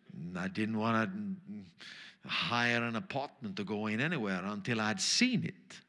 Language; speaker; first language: English; non-native, fluent; German